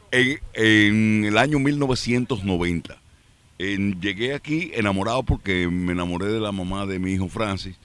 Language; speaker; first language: Spanish; native; Spanish